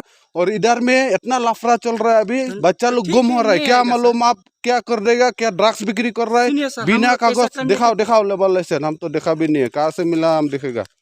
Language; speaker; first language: Hindi; non-native, local second language; Khasi